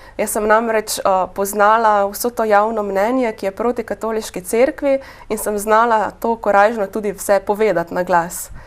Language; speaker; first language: Slovenian; native; Slovenian